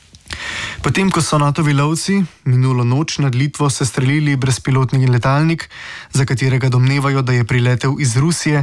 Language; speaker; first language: Slovenian; native; Slovenian